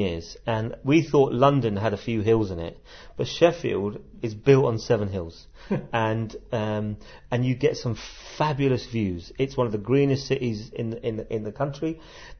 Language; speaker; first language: English; native; English